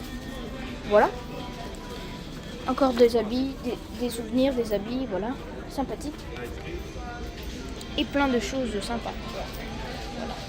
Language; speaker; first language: French; native; French